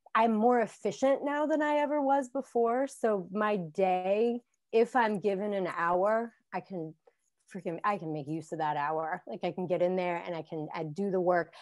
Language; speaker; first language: English; native; English